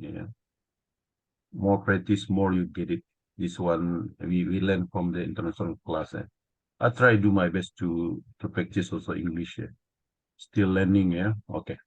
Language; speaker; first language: English; non-native, learner; Indonesian